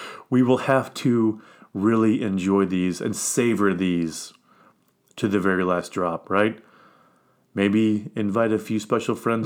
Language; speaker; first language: English; native; English